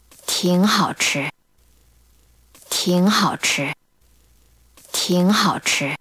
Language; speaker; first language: Chinese; non-native, learner; Korean